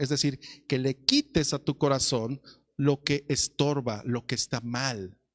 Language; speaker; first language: Spanish; native; Spanish